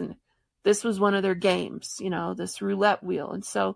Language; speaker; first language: English; native; English